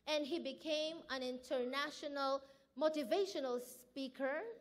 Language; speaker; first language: English; non-native, local second language; Filipino